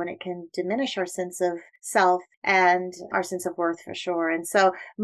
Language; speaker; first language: English; native; English